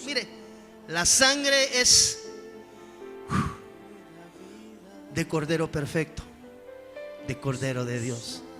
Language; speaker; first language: Spanish; native; Spanish